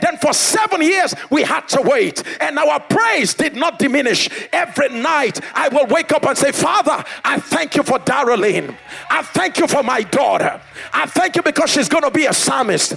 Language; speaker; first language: English; non-native, local second language; Yoruba